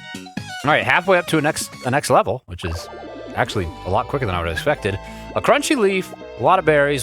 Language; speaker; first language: English; native; English